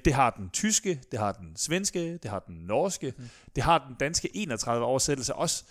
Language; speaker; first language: Danish; native; Danish